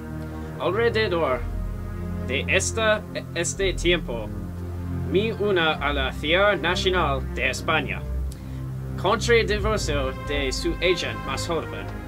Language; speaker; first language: Spanish; non-native, learner; English